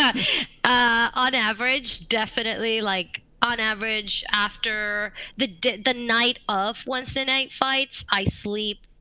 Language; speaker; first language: English; non-native, fluent; Spanish